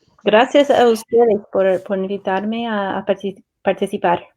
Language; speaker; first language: Spanish; non-native, fluent; English